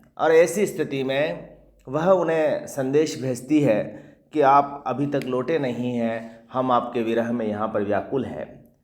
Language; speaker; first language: Hindi; native; Hindi